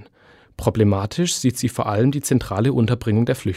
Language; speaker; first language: German; native; German